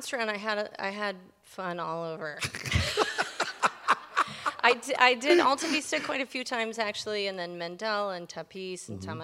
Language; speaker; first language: English; native; English